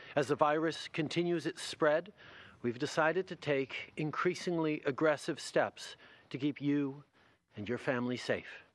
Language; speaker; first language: English; native; English